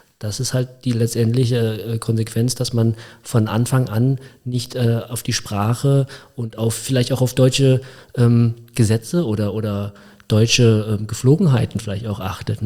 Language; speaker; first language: German; early bilingual, other home language; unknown